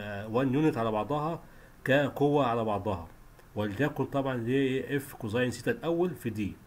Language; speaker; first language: Arabic; native; Arabic